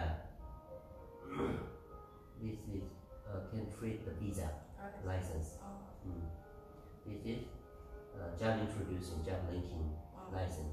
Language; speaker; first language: English; non-native, learner; Korean